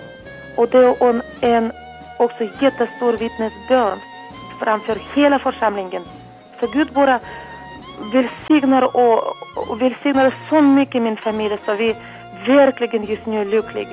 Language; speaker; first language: Swedish; non-native, fluent; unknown